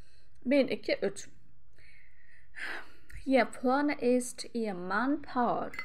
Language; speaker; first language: German; non-native, learner; Turkish